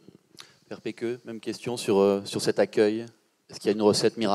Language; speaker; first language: French; native; French